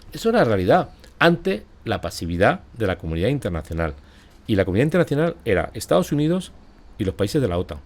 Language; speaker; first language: Spanish; native; Spanish